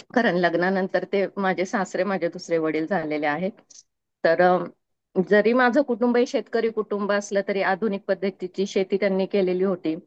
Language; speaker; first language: Marathi; native; Marathi